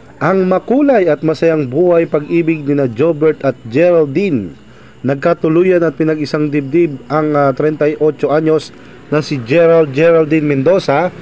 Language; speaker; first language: Filipino; native; Filipino